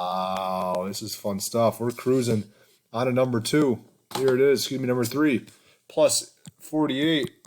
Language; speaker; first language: English; native; English